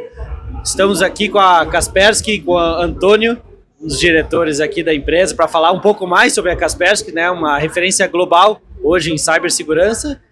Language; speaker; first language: Portuguese; native; Portuguese